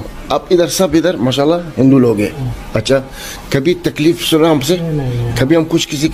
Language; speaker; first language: Hindi; non-native, learner; Arabic